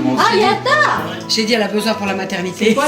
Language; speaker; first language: French; native; French